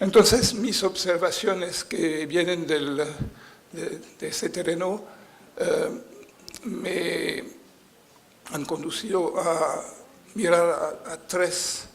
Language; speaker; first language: Spanish; non-native, fluent; French